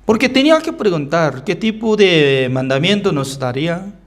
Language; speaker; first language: Spanish; non-native, fluent; Korean